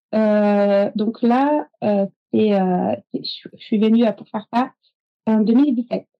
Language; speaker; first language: French; non-native, fluent; Portuguese